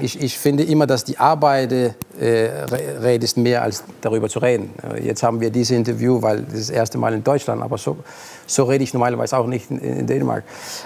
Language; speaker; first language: German; non-native, fluent; Arabic